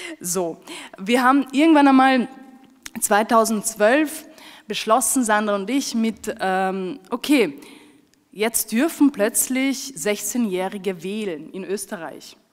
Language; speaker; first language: German; early bilingual, other home language; Romany